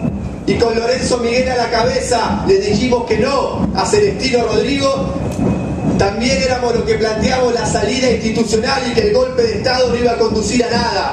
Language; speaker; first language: Spanish; native; Spanish